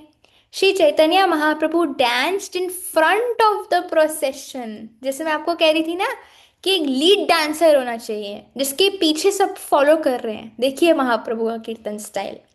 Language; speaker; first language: Hindi; native; Hindi